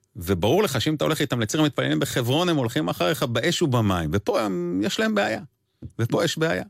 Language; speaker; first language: Hebrew; native; Hebrew